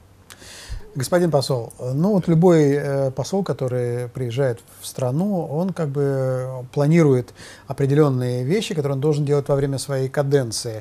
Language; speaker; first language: Russian; native; Russian